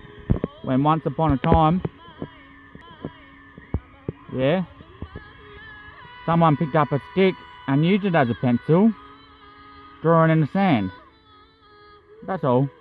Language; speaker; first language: English; native; English